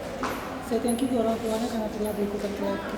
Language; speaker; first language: Indonesian; native; Indonesian